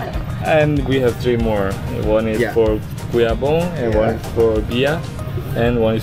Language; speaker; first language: English; non-native, learner; Korean